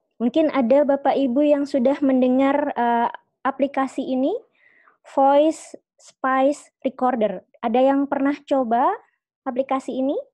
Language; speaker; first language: Indonesian; native; Indonesian